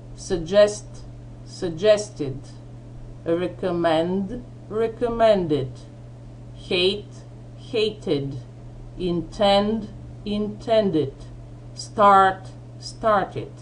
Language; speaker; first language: English; non-native, fluent; Bulgarian